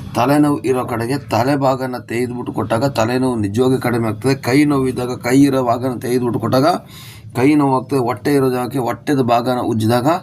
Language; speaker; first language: Kannada; non-native, local second language; Kodava